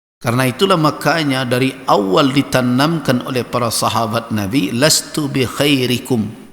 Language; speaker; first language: Malay; non-native, local second language; Minangkabau